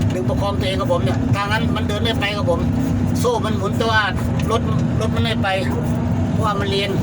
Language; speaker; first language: Thai; non-native, local second language; Northeastern Thai